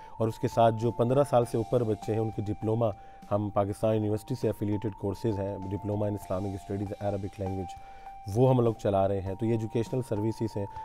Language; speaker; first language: Urdu; non-native, local second language; Punjabi